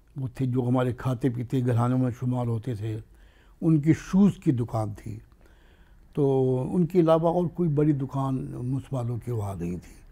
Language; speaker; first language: Hindi; native; Hindi